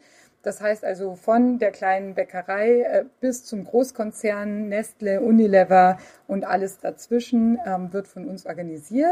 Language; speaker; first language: German; native; German